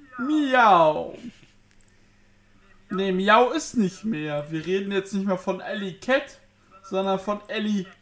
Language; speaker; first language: German; native; German